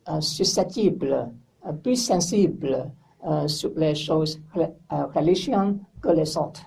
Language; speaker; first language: French; non-native, learner; English